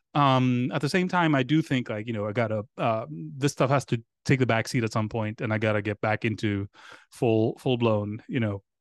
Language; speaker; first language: English; non-native, fluent; Greek